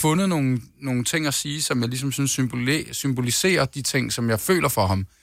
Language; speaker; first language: Danish; native; Danish